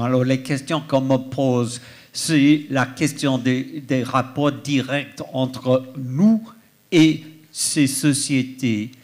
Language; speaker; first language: French; non-native, fluent; English